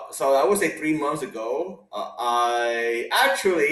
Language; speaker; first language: English; non-native, local second language; Cantonese